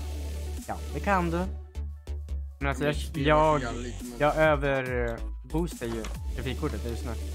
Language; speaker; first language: Swedish; native; Swedish